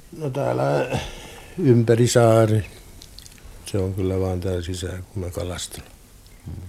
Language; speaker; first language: Finnish; non-native, local second language; Swedish